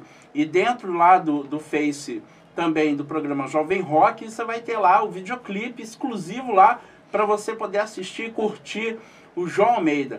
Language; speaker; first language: Portuguese; native; Portuguese